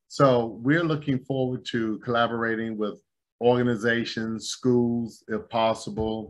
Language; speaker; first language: English; native; English